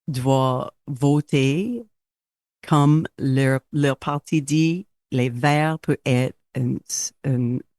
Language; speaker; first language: French; non-native, local second language; English